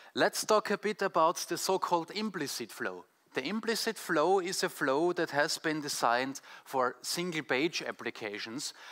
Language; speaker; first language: English; non-native, fluent; German